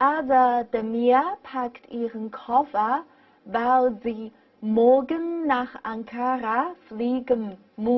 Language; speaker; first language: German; non-native, fluent; Chinese